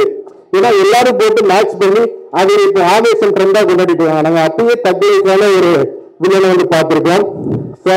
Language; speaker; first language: Tamil; native; Tamil